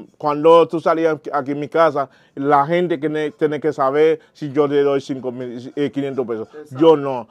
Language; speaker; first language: Spanish; non-native, learner; Haitian Creole